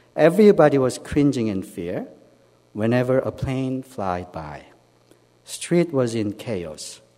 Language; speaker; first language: English; non-native, fluent; Korean